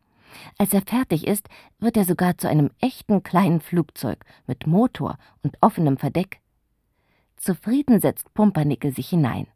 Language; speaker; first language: German; native; German